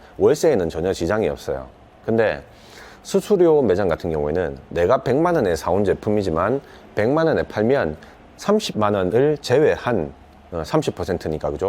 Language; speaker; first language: Korean; native; Korean